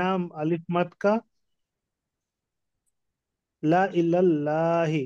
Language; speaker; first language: Urdu; native; Urdu